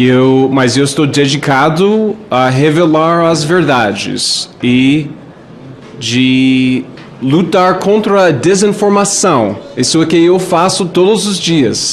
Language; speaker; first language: Portuguese; non-native, fluent; English